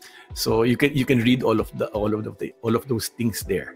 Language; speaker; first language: English; non-native, local second language; Filipino